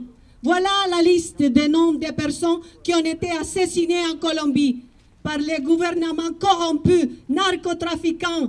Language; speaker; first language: French; non-native, fluent; Spanish